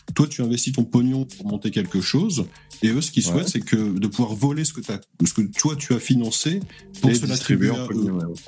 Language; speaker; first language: French; native; French